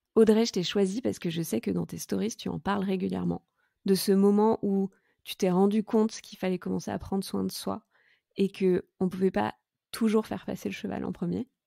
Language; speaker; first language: French; native; French